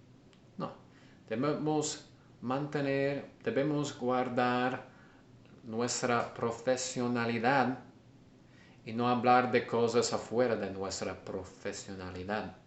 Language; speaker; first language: Spanish; non-native, learner; English